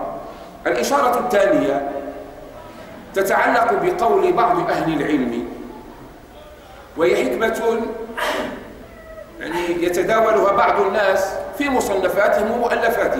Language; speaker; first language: Arabic; native; Arabic